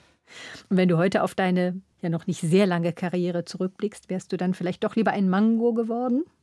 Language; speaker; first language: German; native; German